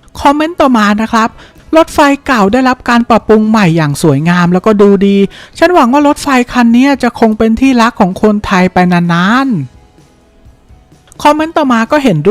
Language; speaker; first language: Thai; native; Thai